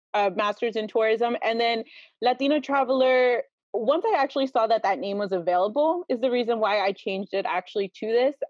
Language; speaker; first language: English; early bilingual, other home language; Spanish